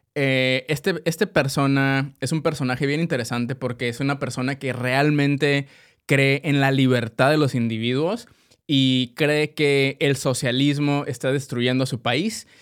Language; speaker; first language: Spanish; native; Spanish